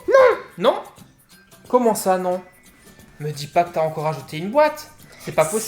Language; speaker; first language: French; native; French